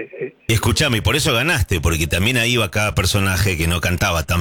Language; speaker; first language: Spanish; native; Spanish